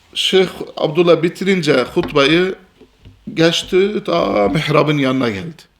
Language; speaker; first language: Turkish; non-native, fluent; Albanian